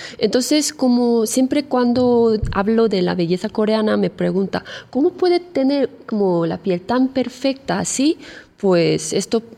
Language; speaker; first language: Spanish; non-native, fluent; Korean